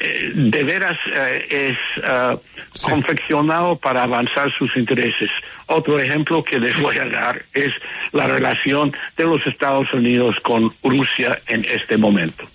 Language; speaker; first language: Spanish; non-native, fluent; English